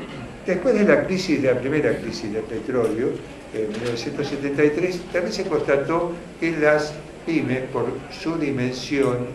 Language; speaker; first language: Spanish; native; Spanish